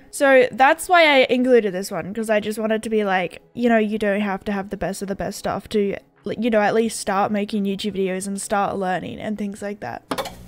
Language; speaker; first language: English; native; English